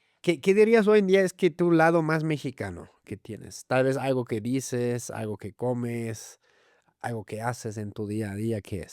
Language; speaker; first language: Spanish; native; Spanish